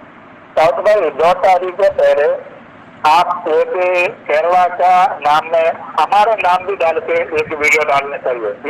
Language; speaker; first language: Hindi; non-native, local second language; Malayalam